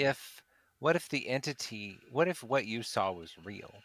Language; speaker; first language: English; native; English